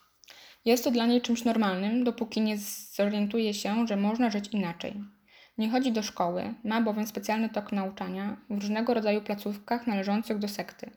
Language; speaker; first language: Polish; native; Polish